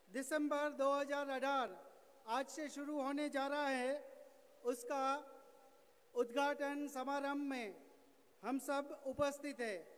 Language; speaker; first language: Hindi; non-native, local second language; Gujarati